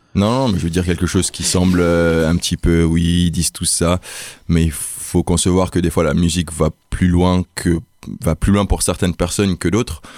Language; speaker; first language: French; early bilingual, heritage; French